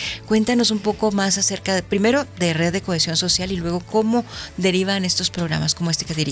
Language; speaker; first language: Spanish; native; Spanish